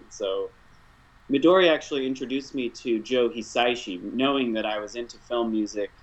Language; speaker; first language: English; native; English